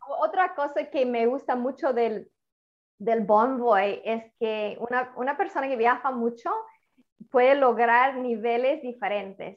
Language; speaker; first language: Spanish; non-native, fluent; Italian